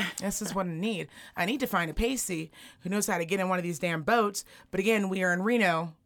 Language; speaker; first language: English; native; English